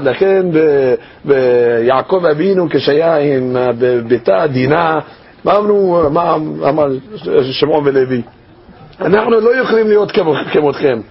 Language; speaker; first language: Hebrew; non-native, fluent; English